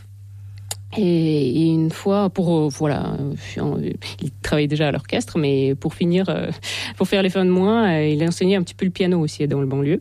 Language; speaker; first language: French; non-native, fluent; Russian